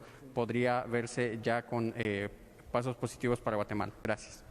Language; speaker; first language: Spanish; native; Spanish